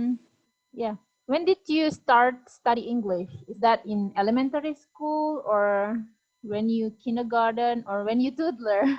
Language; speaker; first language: English; non-native, fluent; Indonesian